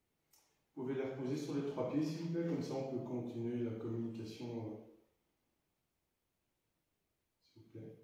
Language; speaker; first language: French; native; French